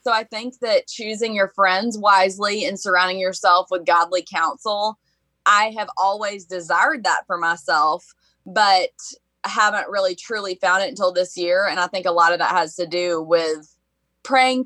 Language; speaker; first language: English; native; English